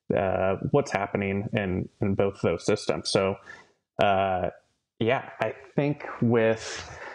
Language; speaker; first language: English; native; English